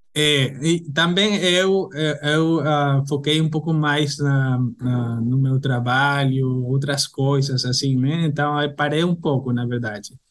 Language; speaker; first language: Portuguese; non-native, fluent; Spanish